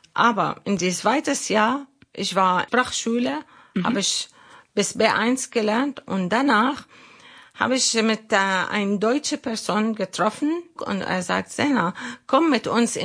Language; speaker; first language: German; non-native, learner; Arabic